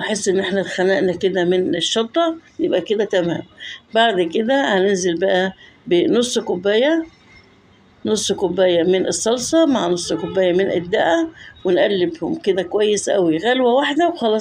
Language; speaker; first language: Arabic; native; Arabic